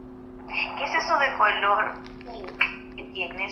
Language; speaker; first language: Spanish; native; Spanish